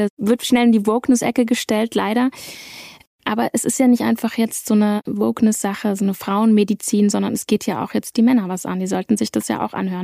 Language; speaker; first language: German; native; German